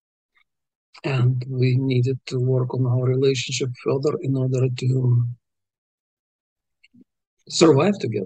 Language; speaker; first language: English; non-native, fluent; Russian